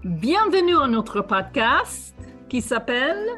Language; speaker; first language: French; non-native, fluent; English